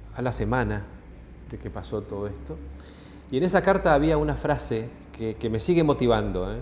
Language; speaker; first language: Spanish; native; Spanish